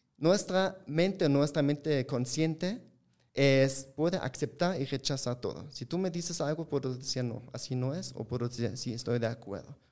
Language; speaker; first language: Spanish; non-native, fluent; German